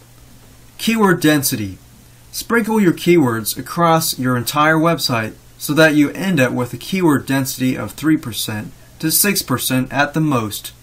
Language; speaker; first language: English; native; English